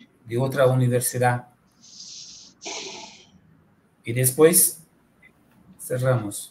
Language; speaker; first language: Spanish; non-native, fluent; Portuguese